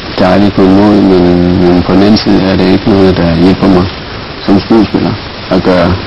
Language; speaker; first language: Danish; early bilingual, heritage; English